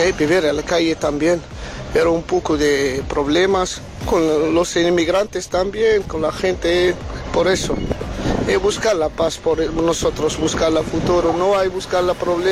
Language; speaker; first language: Spanish; non-native, learner; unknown